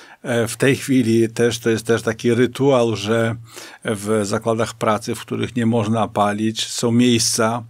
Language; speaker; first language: Polish; native; Polish